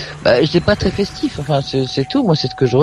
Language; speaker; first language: French; native; French